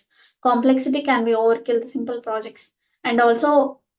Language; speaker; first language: English; non-native, local second language; Telugu